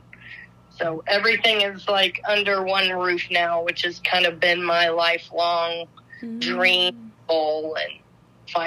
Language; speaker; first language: English; native; English